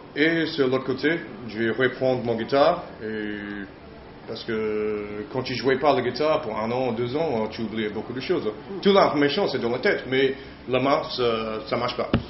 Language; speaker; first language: French; non-native, learner; English